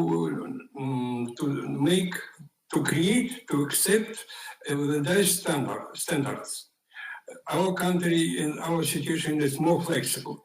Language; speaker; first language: English; non-native, fluent; Ukrainian